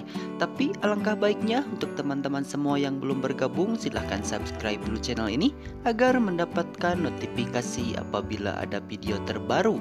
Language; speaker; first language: Indonesian; native; Indonesian